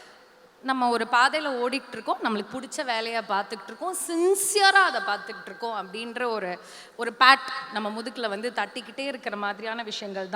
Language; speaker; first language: Tamil; native; Tamil